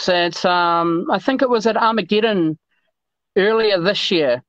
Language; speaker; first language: English; native; English